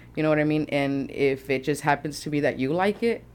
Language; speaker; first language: English; early bilingual, other home language; Spanish